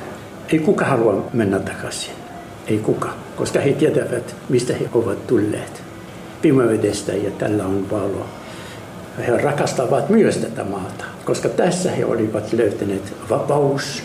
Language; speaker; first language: Finnish; non-native, learner; Arabic